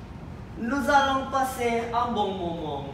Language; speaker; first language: French; non-native, learner; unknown